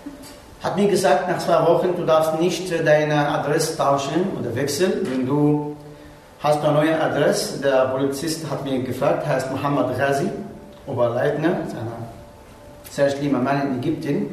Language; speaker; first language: German; non-native, learner; Arabic